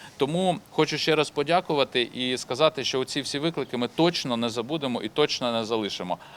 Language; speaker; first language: Ukrainian; native; Ukrainian